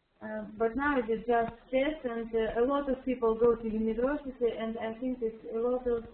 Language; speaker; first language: English; non-native, learner; Russian